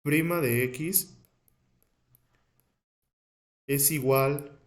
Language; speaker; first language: Spanish; native; Spanish